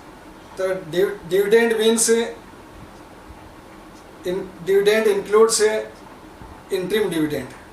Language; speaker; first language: English; non-native, local second language; Hindi